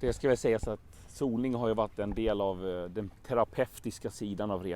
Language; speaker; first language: Swedish; native; Swedish